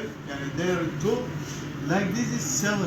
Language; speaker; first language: English; non-native, learner; Turkish